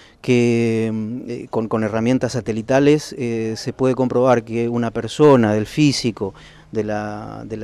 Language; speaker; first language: Spanish; native; Spanish